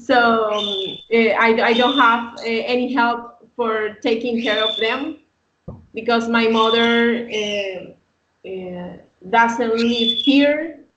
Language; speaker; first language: English; non-native, learner; Spanish